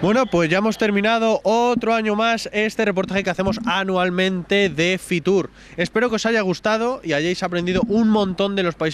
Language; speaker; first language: Spanish; native; Spanish